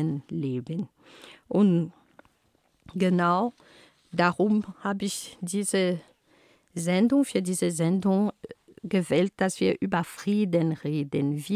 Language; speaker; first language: German; non-native, fluent; Ghomala